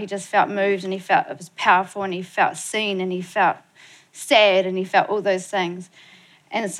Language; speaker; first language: English; native; English